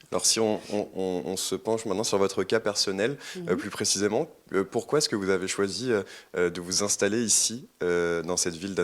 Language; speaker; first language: French; native; French